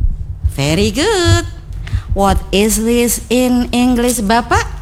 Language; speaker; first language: English; non-native, learner; Javanese